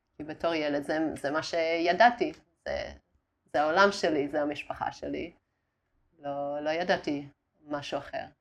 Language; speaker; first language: Hebrew; non-native, fluent; Italian